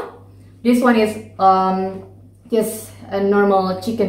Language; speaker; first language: English; non-native, learner; Indonesian